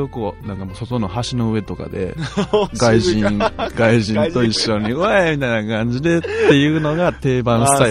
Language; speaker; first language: Japanese; native; Japanese